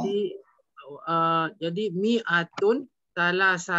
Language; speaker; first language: Arabic; non-native, learner; Malay